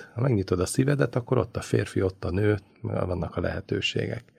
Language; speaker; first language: Hungarian; native; Hungarian